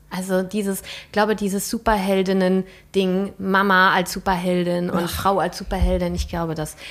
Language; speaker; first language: German; native; German